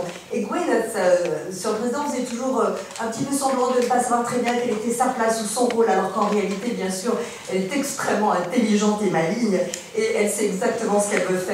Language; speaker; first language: French; native; French